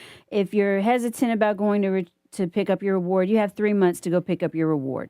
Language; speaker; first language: English; native; English